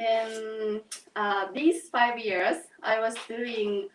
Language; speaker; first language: English; non-native, learner; Japanese